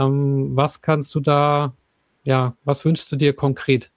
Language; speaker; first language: German; native; German